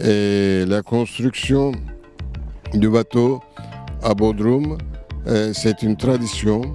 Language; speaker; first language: French; non-native, fluent; Turkish